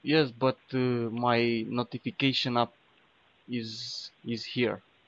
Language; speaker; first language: English; non-native, learner; Romanian